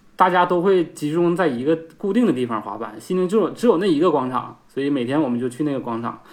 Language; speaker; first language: Chinese; native; Chinese